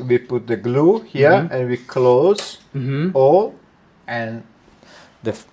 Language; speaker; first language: English; non-native, learner; Italian